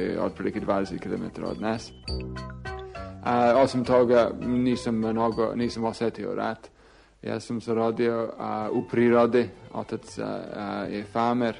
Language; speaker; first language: Serbian; non-native, fluent; English